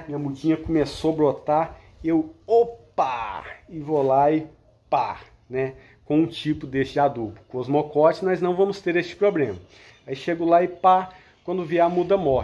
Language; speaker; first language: Portuguese; native; Portuguese